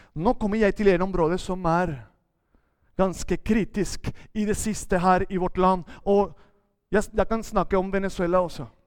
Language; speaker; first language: Norwegian; non-native, fluent; Spanish